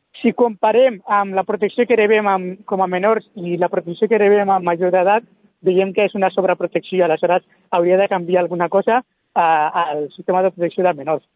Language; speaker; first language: Catalan; early bilingual, other home language; Spanish